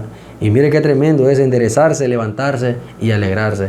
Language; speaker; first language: Spanish; native; Spanish